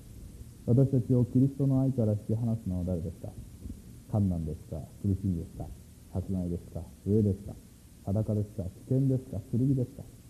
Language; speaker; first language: Japanese; native; Japanese